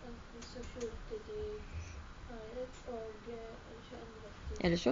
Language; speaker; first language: Norwegian; early bilingual, other home language; Urdu